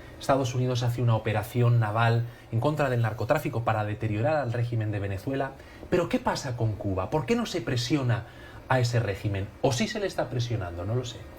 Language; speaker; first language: Spanish; native; Spanish